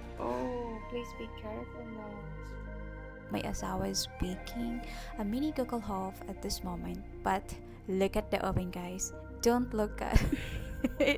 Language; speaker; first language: English; non-native, local second language; Filipino